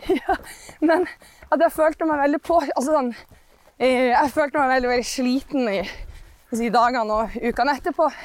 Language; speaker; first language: Norwegian; native; Norwegian